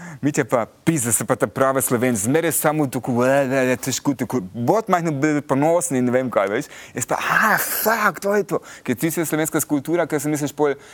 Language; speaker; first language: Slovenian; early bilingual, heritage; Slovenian